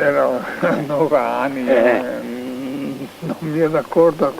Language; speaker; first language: Italian; non-native, learner; Slovenian